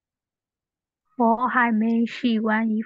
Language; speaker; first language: Chinese; non-native, learner; Burmese